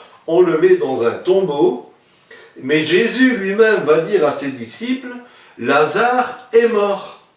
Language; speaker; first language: French; native; French